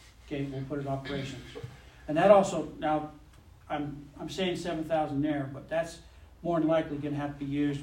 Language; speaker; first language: English; native; English